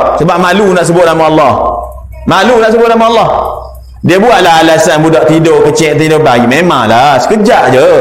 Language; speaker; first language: Malay; native; Malay